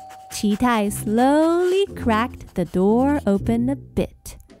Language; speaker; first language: English; non-native, fluent; Chinese